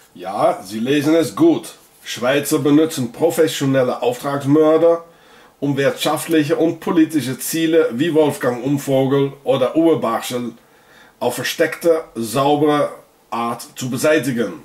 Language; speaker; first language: German; non-native, fluent; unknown